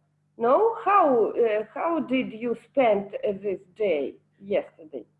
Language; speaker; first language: English; non-native, learner; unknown